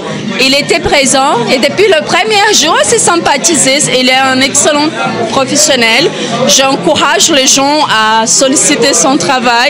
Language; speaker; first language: French; non-native, fluent; Portuguese